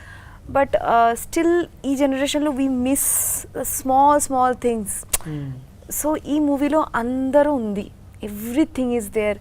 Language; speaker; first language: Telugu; non-native, learner; Bangla